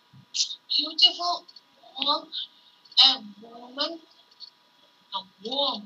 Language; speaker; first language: English; non-native, learner; Russian